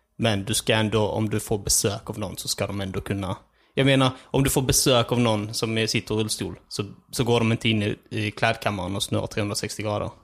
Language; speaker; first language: Swedish; early bilingual, other home language; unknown